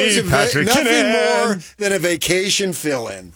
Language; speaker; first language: English; native; English